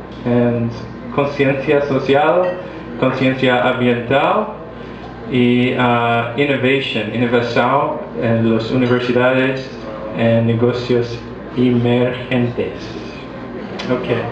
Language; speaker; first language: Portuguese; non-native, learner; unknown